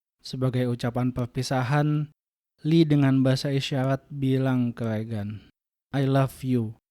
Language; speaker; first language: Indonesian; native; Indonesian